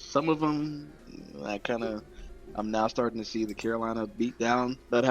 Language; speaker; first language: English; native; English